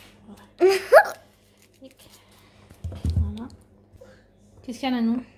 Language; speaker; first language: French; native; French